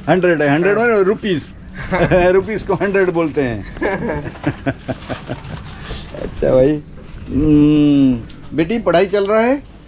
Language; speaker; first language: Hindi; non-native, local second language; Odia